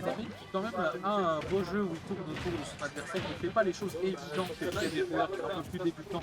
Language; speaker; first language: French; native; French